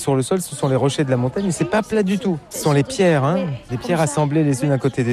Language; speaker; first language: French; native; French